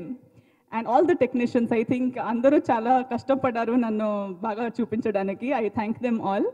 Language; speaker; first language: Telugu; non-native, learner; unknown